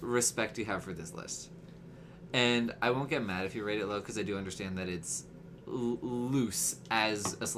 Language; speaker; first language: English; native; English